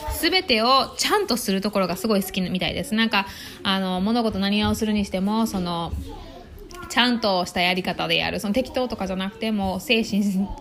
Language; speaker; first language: Japanese; native; Japanese